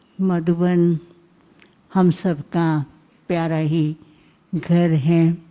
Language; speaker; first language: Hindi; native; Hindi